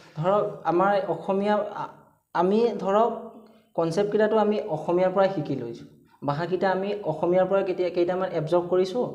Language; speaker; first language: Assamese; non-native, local second language; Mising